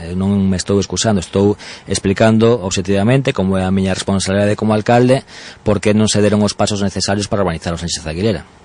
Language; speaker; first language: Galician; native; Galician